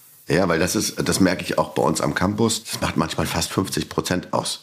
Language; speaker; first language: German; native; German